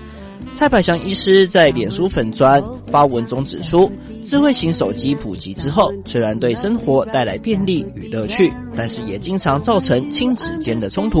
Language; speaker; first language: Chinese; native; Chinese